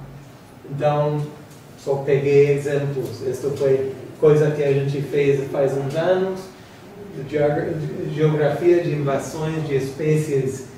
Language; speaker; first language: Portuguese; non-native, fluent; English